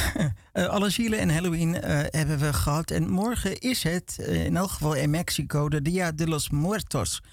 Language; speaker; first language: Dutch; native; Dutch